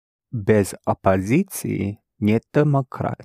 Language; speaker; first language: Russian; non-native, learner; English